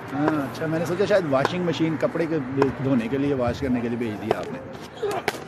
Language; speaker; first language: Urdu; non-native, local second language; Punjabi